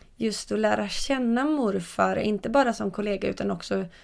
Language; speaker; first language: Swedish; native; Swedish